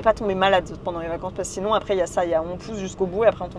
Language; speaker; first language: French; native; French